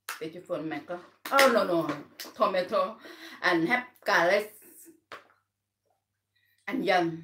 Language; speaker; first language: English; non-native, learner; Thai